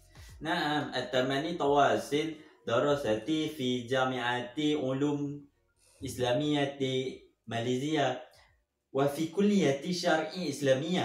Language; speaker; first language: Arabic; non-native, learner; Malay